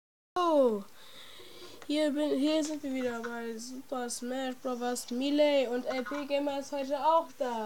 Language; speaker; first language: German; native; German